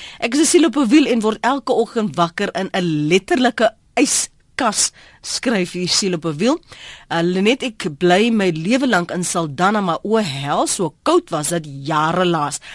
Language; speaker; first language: Afrikaans; native; Afrikaans